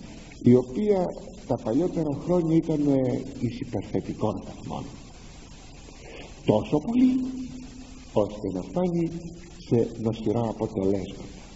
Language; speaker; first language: Greek; native; Greek